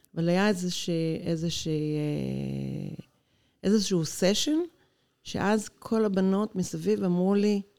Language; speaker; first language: Hebrew; native; Hebrew